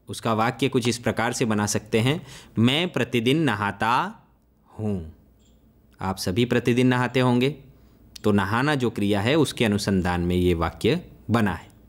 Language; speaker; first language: Hindi; non-native, local second language; Gujarati